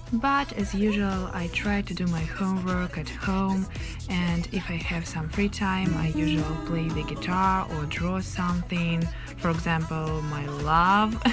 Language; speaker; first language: English; non-native, fluent; Russian